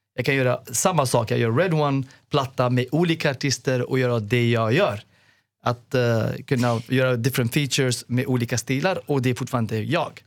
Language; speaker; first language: Swedish; non-native, fluent; Arabic